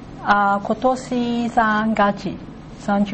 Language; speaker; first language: Japanese; non-native, learner; Cantonese